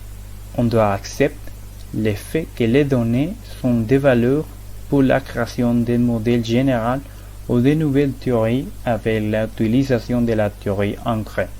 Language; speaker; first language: French; non-native, learner; Spanish